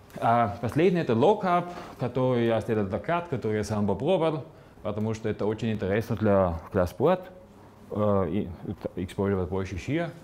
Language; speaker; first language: Russian; non-native, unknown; Slovenian